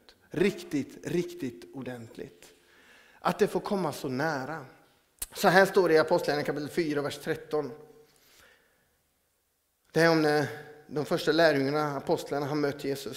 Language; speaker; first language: Swedish; native; Swedish